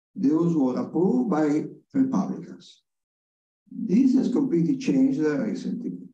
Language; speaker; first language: English; non-native, fluent; Italian